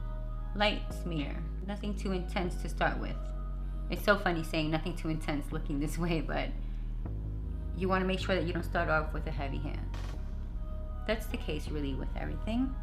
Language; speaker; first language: English; native; English